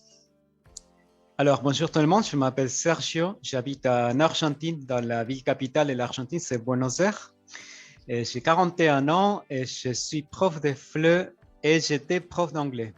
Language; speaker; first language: French; non-native, fluent; Spanish